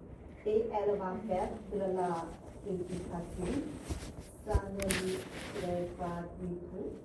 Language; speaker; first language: French; non-native, learner; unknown